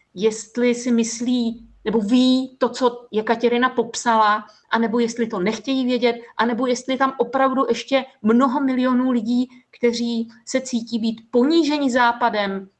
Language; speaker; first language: Czech; native; Czech